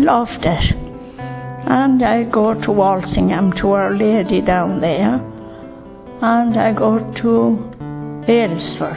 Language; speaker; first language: English; native; English